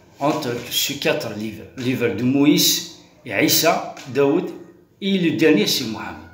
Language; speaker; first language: French; non-native, local second language; Kabyle